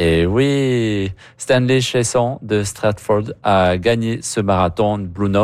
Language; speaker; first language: French; native; French